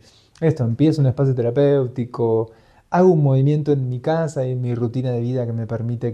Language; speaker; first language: Spanish; native; Spanish